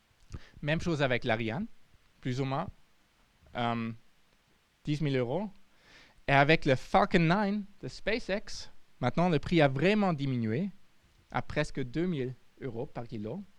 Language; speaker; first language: French; non-native, fluent; German